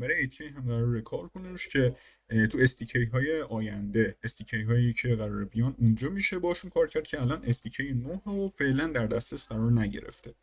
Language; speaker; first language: Persian; native; Persian